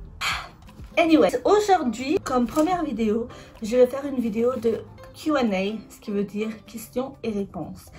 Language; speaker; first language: French; native; French